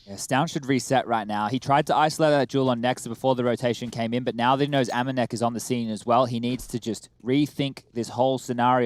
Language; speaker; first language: English; native; English